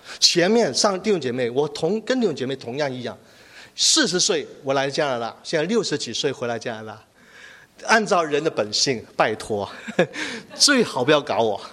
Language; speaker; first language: Chinese; native; Chinese